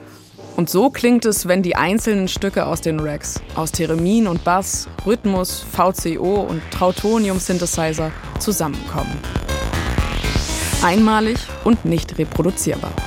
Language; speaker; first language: German; native; German